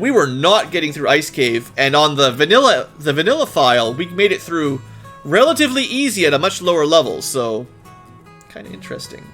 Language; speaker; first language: English; native; English